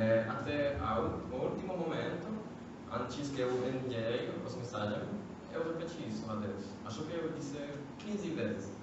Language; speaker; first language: Portuguese; non-native, fluent; French